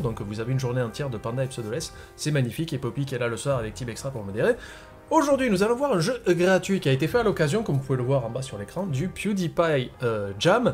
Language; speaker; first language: French; native; French